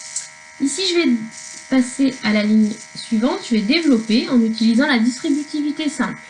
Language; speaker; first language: French; native; French